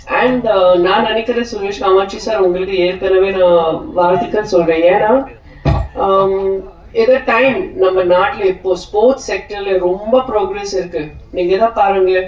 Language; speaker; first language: Tamil; non-native, fluent; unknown